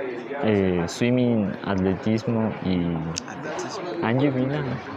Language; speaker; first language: English; non-native, learner; Spanish